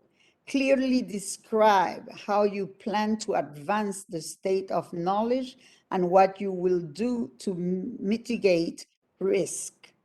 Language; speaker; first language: English; non-native, fluent; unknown